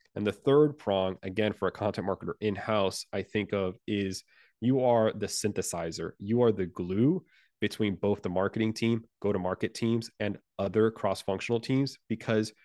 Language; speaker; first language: English; non-native, fluent; Spanish